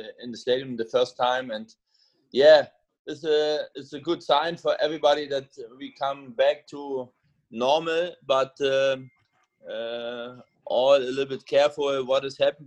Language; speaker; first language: English; non-native, learner; German